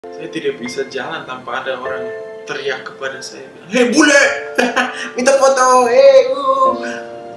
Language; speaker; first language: Indonesian; non-native, learner; English